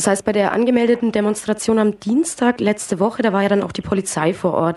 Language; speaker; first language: German; native; German